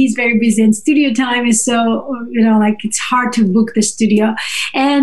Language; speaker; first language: English; non-native, fluent; Russian